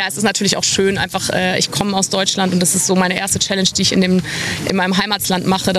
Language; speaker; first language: German; native; German